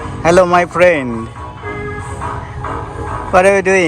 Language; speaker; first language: English; non-native, learner; Bangla